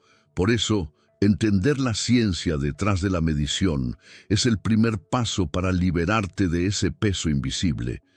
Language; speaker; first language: Spanish; native; Spanish